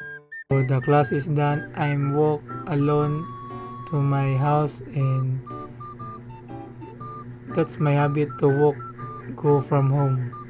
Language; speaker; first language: English; non-native, learner; Cebuano